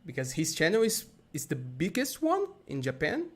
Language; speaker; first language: English; non-native, learner; Portuguese